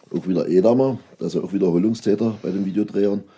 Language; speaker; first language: German; native; German